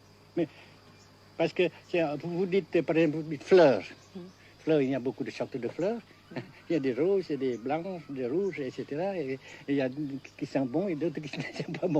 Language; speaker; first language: French; non-native, fluent; Vietnamese